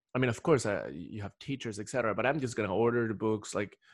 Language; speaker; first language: English; non-native, fluent; Spanish